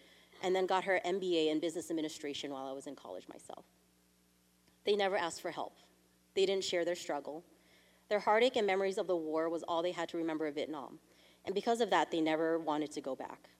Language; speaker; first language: English; early bilingual, other home language; Vietnamese